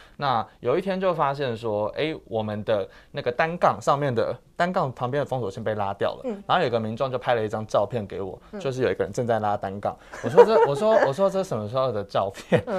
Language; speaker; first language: Chinese; native; Chinese